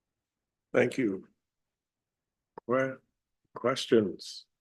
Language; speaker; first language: English; native; English